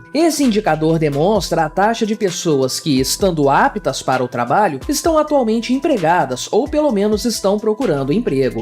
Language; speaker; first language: Portuguese; native; Portuguese